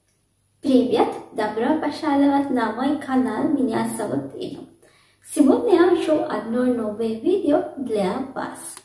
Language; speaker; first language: Russian; non-native, learner; Sinhala